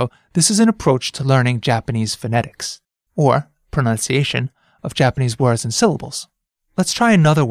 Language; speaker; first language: English; native; English